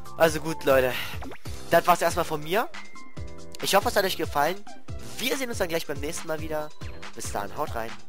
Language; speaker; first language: German; native; German